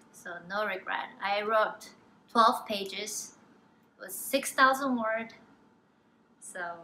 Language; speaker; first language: English; non-native, fluent; Korean